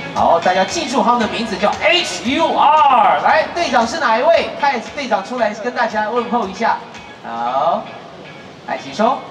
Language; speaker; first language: Chinese; native; Chinese